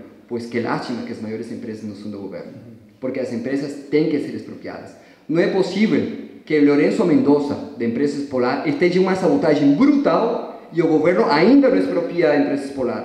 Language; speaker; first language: Portuguese; non-native, fluent; Spanish